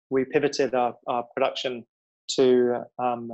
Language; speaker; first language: English; native; English